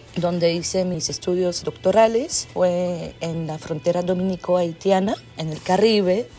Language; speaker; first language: Spanish; non-native, fluent; French